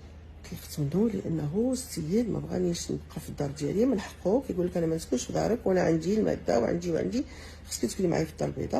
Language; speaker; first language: Arabic; native; Arabic